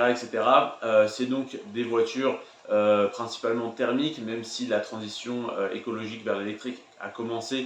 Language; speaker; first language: French; native; French